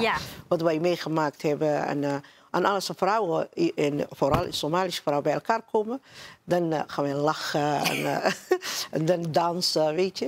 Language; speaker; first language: Dutch; non-native, learner; Somali